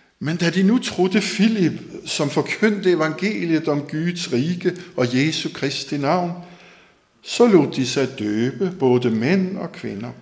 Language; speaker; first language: Danish; native; Danish